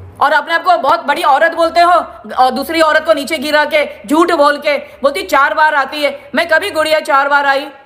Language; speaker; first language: Hindi; non-native, local second language; Gujarati